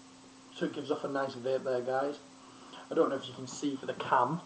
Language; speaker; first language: English; native; English